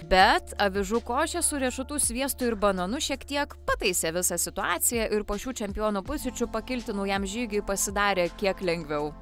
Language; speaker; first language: Lithuanian; native; Lithuanian